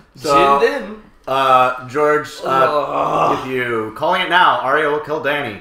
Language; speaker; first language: English; native; English